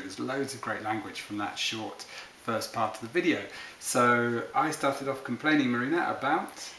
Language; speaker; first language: English; native; English